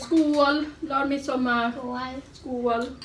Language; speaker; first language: Swedish; non-native, learner; Thai